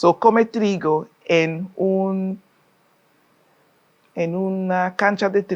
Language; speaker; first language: Spanish; non-native, fluent; English